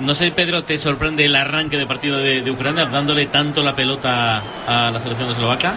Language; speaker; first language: Spanish; native; Spanish